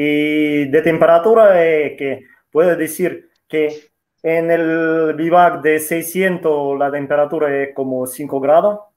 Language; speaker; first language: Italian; non-native, learner; Russian